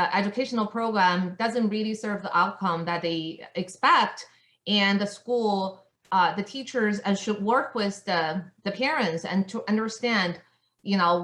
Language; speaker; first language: English; non-native, fluent; Chinese